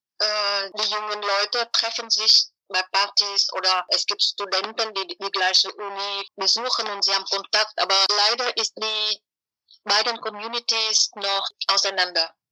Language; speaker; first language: German; non-native, fluent; Vietnamese